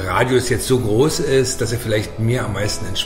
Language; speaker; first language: German; native; German